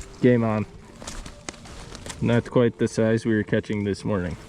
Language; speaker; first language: English; native; English